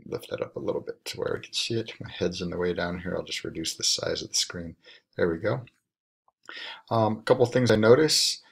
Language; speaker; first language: English; native; English